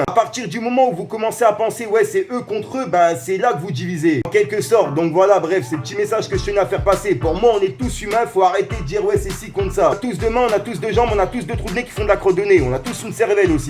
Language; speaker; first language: French; native; French